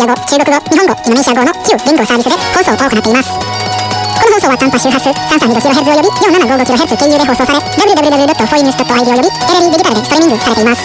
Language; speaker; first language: Japanese; non-native, fluent; Indonesian